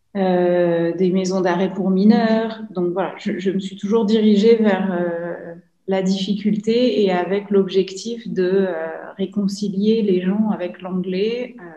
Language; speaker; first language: French; native; French